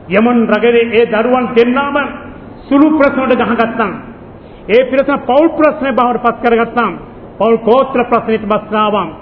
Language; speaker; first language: Sinhala; non-native, local second language; Tamil